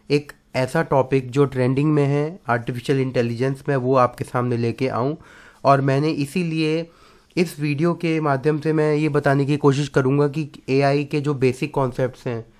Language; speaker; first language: Hindi; native; Hindi